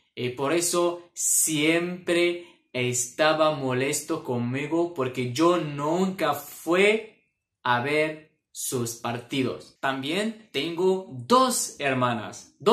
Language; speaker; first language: Spanish; non-native, fluent; Arabic